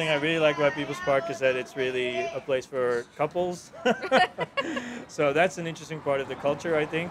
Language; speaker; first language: English; non-native, fluent; Dutch